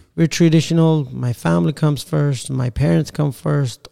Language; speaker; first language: English; non-native, fluent; Persian